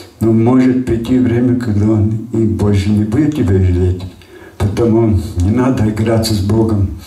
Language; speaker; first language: Russian; non-native, local second language; Latvian